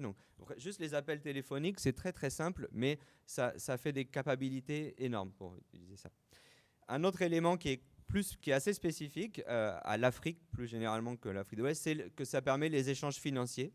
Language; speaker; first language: French; native; French